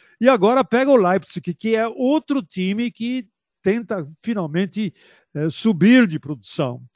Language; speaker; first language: Portuguese; early bilingual, other home language; German